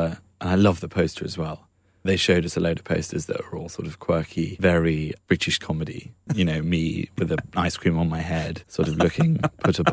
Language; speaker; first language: English; native; English